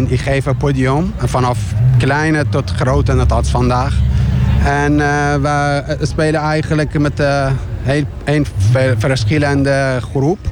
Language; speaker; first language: Dutch; non-native, learner; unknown